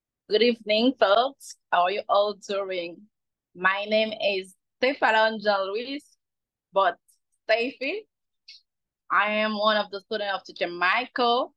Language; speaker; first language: English; non-native, learner; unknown